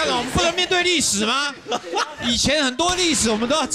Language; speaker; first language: Chinese; native; Chinese